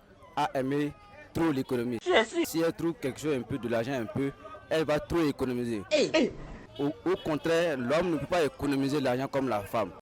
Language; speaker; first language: French; non-native, local second language; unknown